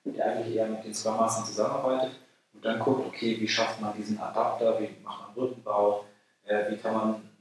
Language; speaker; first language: German; native; German